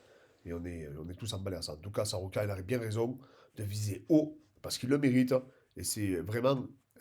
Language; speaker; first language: French; native; French